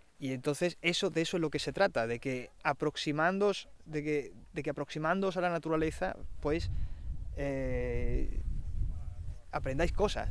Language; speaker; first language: Spanish; native; Spanish